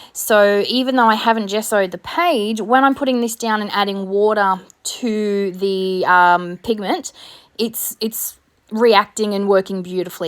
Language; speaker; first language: English; native; English